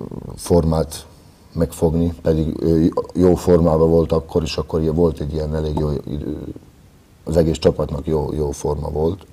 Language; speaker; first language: Hungarian; non-native, fluent; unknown